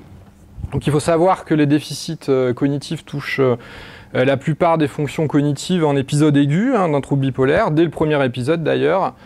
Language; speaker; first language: French; native; French